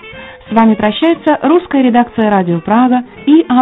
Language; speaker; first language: Russian; native; Russian